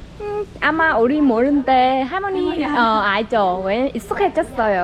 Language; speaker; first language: Korean; non-native, learner; Vietnamese